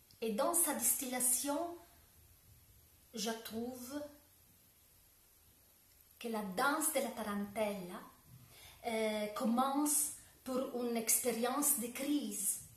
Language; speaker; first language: French; non-native, learner; Italian